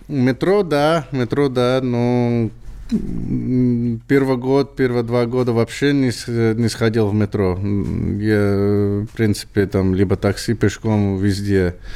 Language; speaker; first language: Russian; non-native, learner; English